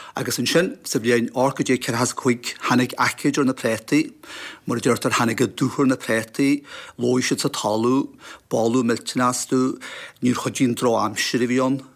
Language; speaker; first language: Irish; native; Irish